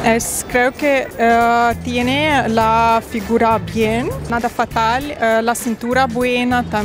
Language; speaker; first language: Spanish; non-native, learner; Russian